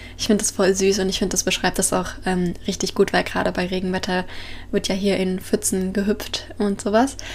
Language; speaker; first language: German; native; German